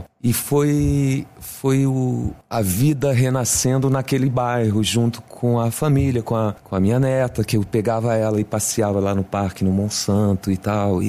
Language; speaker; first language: Portuguese; native; Portuguese